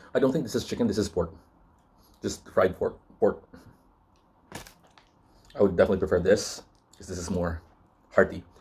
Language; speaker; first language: English; non-native, local second language; Cebuano